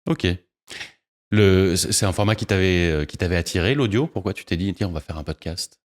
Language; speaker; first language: French; native; French